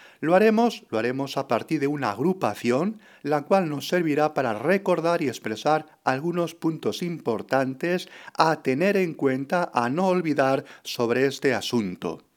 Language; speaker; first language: Spanish; native; Spanish